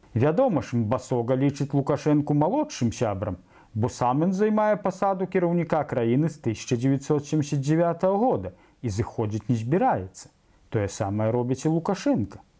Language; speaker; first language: Belarusian; native; Belarusian